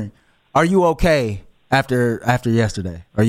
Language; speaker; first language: English; native; English